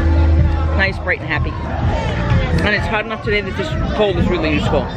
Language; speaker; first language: English; native; English